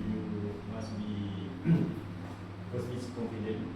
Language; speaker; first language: English; non-native, learner; Malay